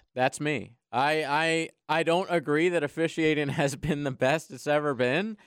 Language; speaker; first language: English; native; English